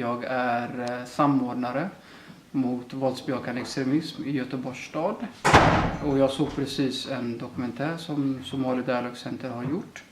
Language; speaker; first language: Swedish; early bilingual, other home language; Somali